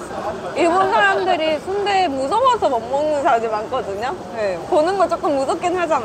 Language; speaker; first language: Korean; non-native, fluent; Japanese